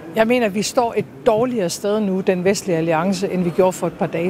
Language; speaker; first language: Danish; native; Danish